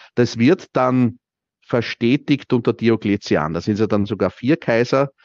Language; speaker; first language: German; native; German